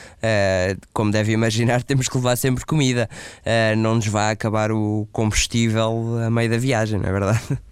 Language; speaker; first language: Portuguese; native; Portuguese